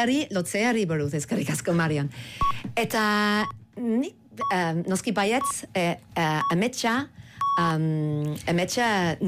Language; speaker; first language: Basque; non-native, learner; English